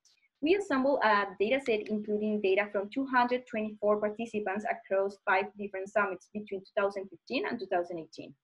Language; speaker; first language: English; non-native, fluent; Spanish